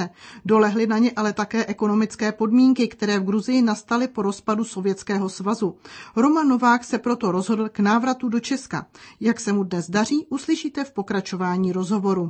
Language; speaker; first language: Czech; native; Czech